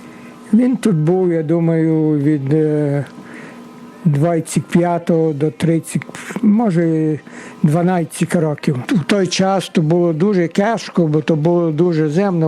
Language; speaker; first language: Ukrainian; early bilingual, heritage; Ukrainian